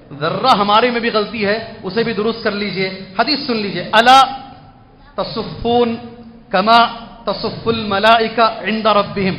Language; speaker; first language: Urdu; native; Urdu